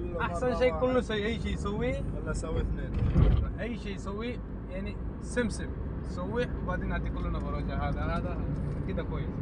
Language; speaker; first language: Arabic; non-native, learner; Bangla